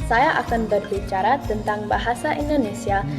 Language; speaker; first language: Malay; non-native, fluent; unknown